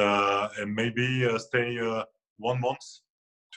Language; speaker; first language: English; non-native, fluent; French